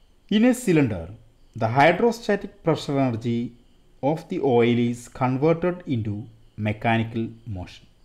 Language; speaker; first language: English; non-native, local second language; Malayalam